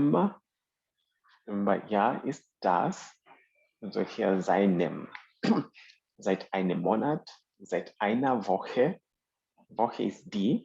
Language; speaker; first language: German; non-native, fluent; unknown